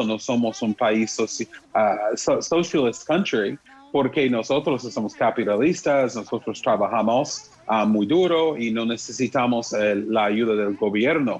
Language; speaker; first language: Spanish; non-native, fluent; English